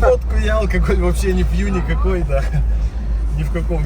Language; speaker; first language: Russian; native; Russian